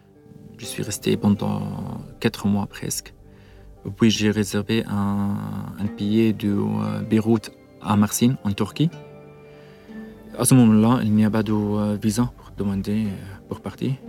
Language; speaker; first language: French; non-native, learner; Arabic